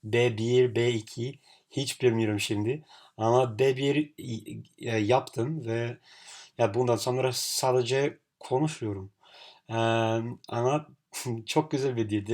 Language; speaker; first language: Turkish; non-native, learner; English